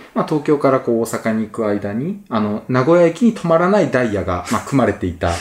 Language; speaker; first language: Japanese; native; Japanese